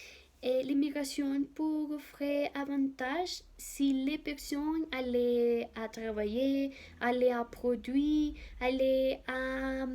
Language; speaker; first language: French; non-native, learner; Spanish